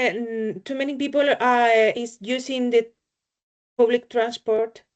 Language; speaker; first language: English; non-native, learner; Spanish